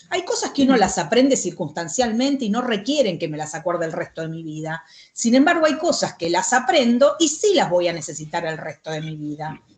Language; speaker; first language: Spanish; native; Spanish